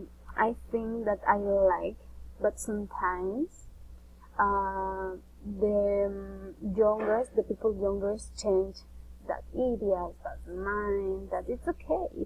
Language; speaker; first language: English; non-native, learner; Spanish